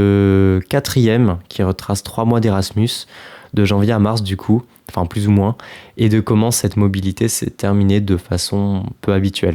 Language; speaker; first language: French; native; French